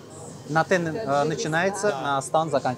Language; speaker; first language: Russian; non-native, local second language; Turkmen